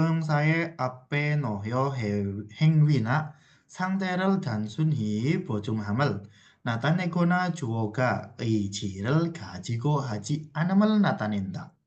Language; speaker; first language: Korean; non-native, fluent; Indonesian